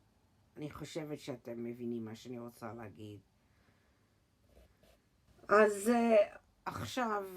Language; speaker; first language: Hebrew; early bilingual, heritage; English